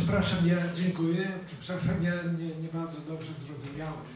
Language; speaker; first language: Polish; non-native, learner; Ukrainian